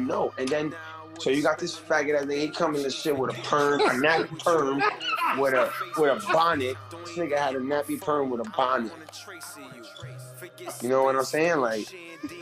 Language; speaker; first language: English; native; English